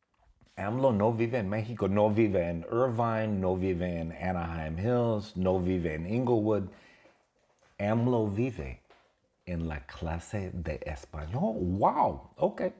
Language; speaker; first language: Spanish; non-native, fluent; English